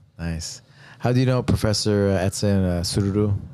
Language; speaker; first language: English; native; English